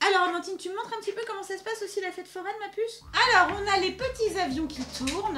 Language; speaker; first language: French; native; French